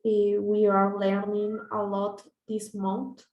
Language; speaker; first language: English; non-native, learner; Spanish